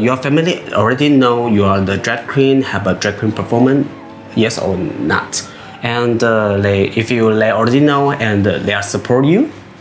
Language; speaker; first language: English; non-native, learner; Chinese